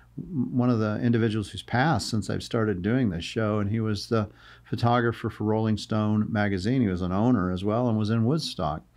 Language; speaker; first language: English; native; English